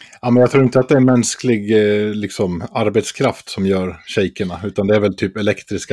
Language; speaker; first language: Swedish; native; Swedish